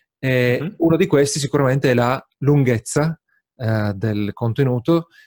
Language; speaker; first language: Italian; native; Italian